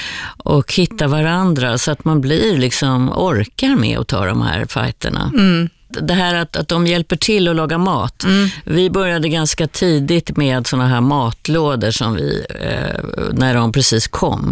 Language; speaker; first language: Swedish; native; Swedish